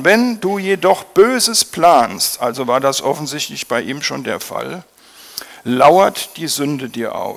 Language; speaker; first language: German; native; German